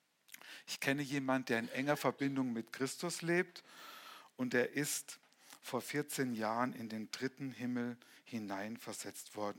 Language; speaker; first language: German; native; German